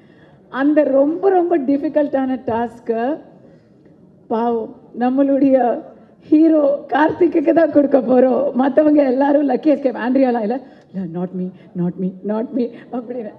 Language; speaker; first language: Tamil; native; Tamil